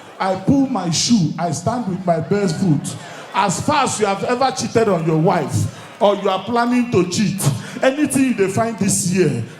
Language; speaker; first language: Nigerian Pidgin; native; Nigerian Pidgin